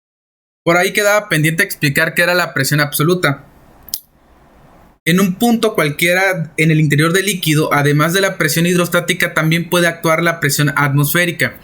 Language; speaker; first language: Spanish; native; Spanish